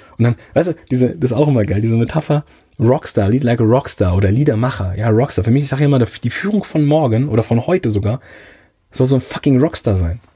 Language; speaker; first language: German; early bilingual, other home language; Italian